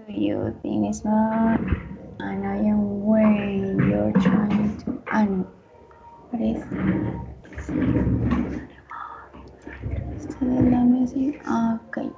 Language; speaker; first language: English; non-native, learner; Spanish